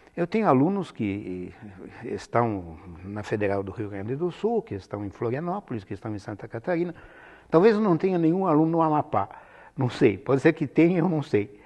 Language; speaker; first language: Portuguese; non-native, fluent; Italian